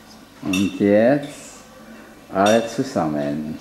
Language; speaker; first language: German; non-native, fluent; Czech